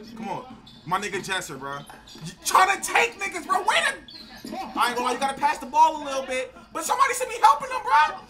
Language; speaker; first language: English; native; English